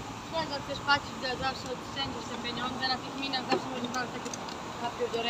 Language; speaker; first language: Polish; non-native, learner; Croatian